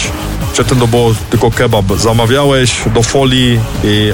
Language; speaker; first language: Polish; early bilingual, heritage; Polish